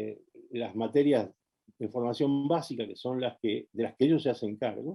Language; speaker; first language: Spanish; native; Spanish